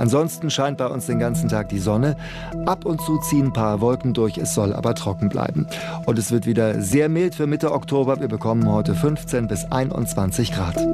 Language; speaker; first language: German; native; German